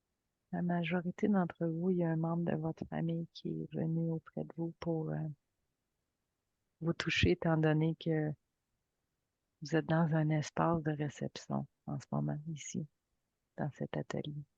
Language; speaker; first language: French; native; French